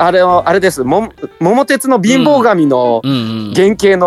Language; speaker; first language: Japanese; native; Japanese